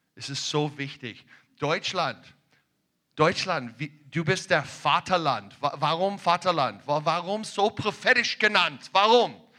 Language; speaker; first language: German; non-native, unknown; English